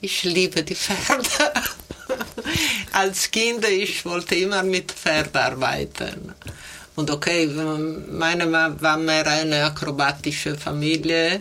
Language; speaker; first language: German; non-native, learner; Italian